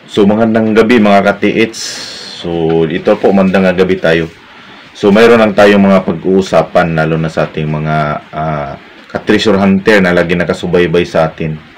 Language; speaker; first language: Filipino; non-native, local second language; Cebuano